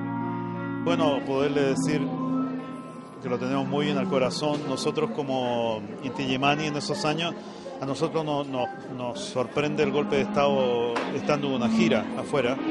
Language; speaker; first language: Spanish; native; Spanish